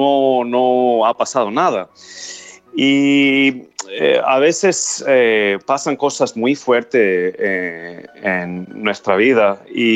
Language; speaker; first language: Spanish; non-native, fluent; Greek